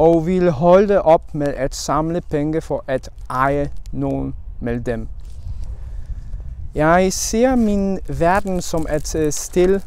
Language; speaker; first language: Danish; non-native, learner; Polish